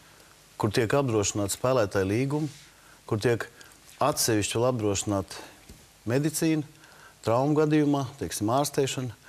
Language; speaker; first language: Latvian; native; Latvian